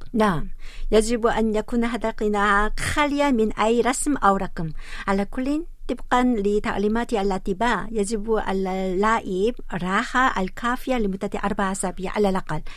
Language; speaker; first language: Arabic; non-native, fluent; Korean